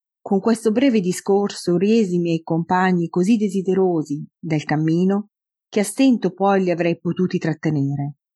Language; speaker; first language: Italian; native; Italian